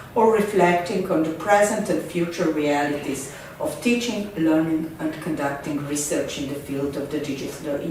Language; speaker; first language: English; non-native, fluent; Slovenian